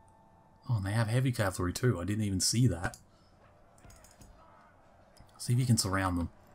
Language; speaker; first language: English; native; English